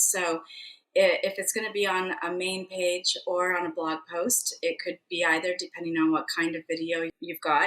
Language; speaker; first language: English; native; English